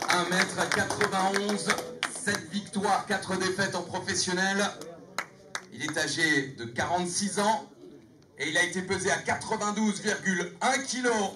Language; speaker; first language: French; native; French